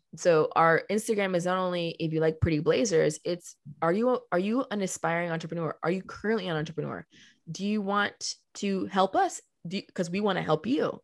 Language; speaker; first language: English; early bilingual, other home language; Spanish